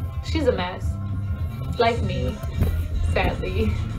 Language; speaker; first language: English; non-native, fluent; Dutch